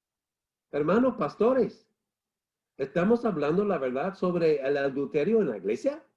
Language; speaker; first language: Spanish; non-native, fluent; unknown